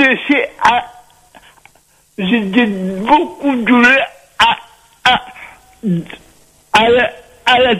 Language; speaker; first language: French; non-native, local second language; Réunion Creole French